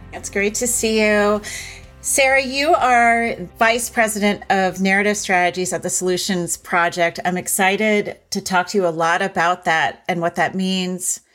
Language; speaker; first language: English; early bilingual, other home language; Hindi